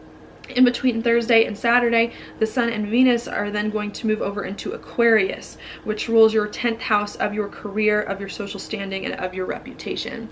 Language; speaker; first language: English; native; English